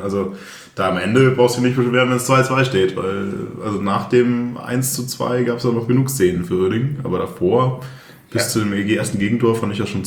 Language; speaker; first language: German; native; German